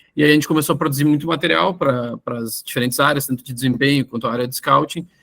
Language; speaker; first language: Portuguese; native; Portuguese